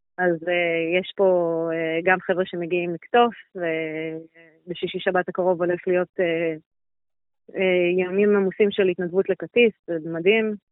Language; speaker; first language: Hebrew; native; Hebrew